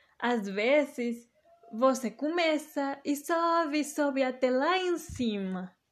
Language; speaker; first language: Portuguese; early bilingual, heritage; Portuguese